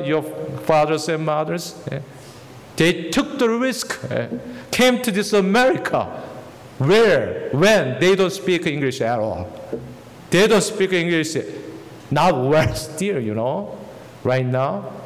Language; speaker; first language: English; non-native, fluent; Korean